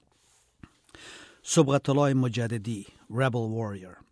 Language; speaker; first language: English; early bilingual, heritage; English